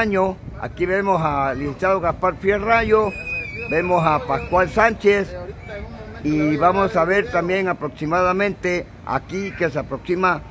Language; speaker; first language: Spanish; native; Spanish